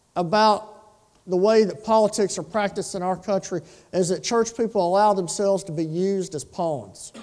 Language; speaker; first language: English; native; English